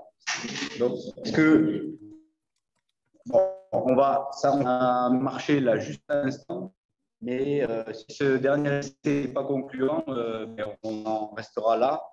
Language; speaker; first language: French; native; French